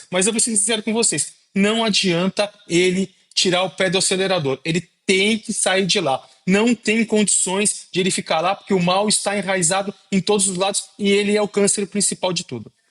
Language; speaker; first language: Portuguese; native; Portuguese